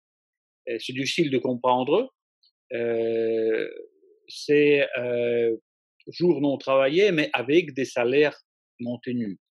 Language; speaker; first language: French; non-native, fluent; Russian